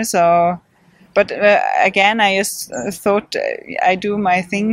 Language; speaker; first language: English; non-native, fluent; Swedish